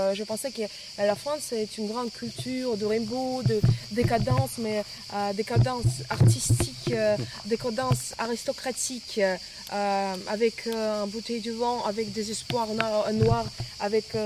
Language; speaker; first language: French; non-native, fluent; Russian